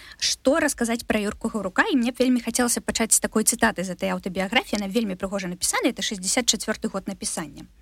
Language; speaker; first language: Belarusian; non-native, local second language; Russian